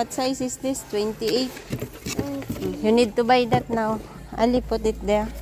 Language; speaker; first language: English; non-native, local second language; Filipino